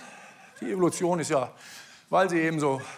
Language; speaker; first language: German; native; German